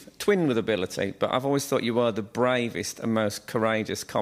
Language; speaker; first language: English; native; English